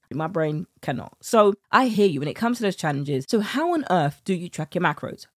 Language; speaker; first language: English; native; English